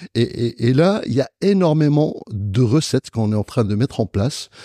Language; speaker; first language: French; non-native, local second language; Arabic